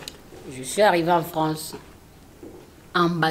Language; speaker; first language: French; non-native, learner; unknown